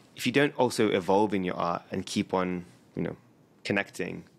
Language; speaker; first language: English; native; English